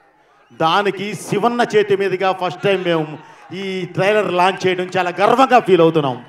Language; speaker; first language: Telugu; native; Telugu